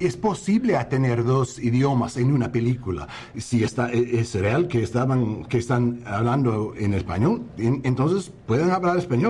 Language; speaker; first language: Spanish; non-native, learner; English